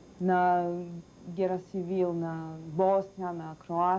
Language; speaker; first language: Portuguese; non-native, learner; Serbian